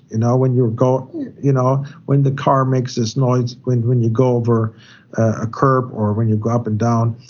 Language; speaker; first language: English; non-native, fluent; German